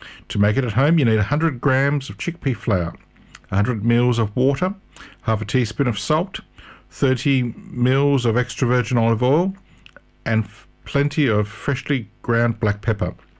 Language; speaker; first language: English; early bilingual, other home language; Italian